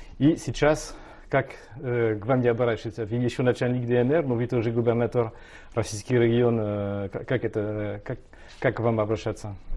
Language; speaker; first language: Russian; non-native, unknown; French